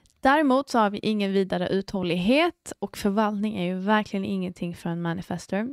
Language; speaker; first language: Swedish; early bilingual, other home language; English